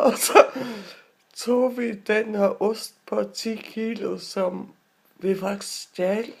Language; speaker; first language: Danish; non-native, local second language; Faroese